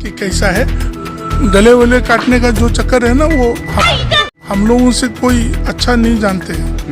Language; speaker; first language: Hindi; non-native, local second language; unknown